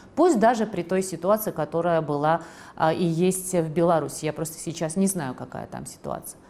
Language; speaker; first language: Russian; non-native, local second language; Georgian